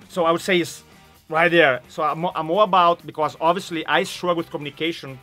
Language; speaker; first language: English; non-native, fluent; Portuguese